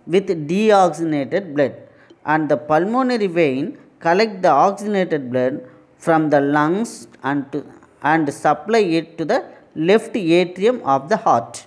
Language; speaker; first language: English; non-native, local second language; Tamil